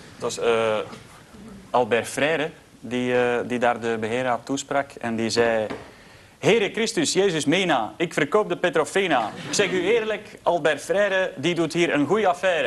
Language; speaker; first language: Dutch; native; Dutch